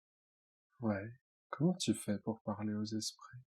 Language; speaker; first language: French; native; French